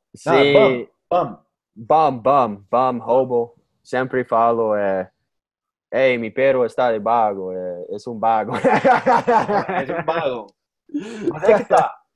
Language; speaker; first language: Portuguese; non-native, fluent; English